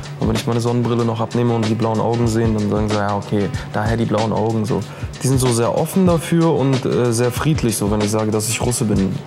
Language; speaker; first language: German; early bilingual, other home language; Russian